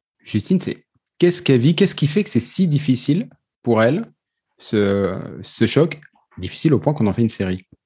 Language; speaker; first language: French; native; French